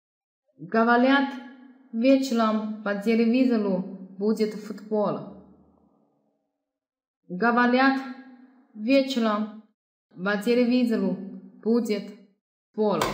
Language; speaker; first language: Russian; non-native, fluent; Chinese